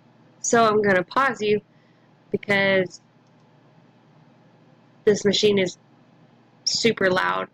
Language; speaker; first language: English; native; English